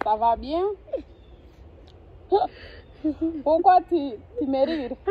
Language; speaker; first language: French; non-native, learner; Kinyarwanda